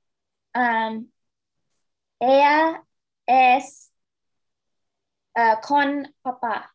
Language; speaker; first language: Spanish; non-native, learner; English